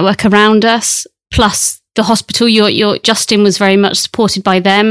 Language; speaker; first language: English; native; English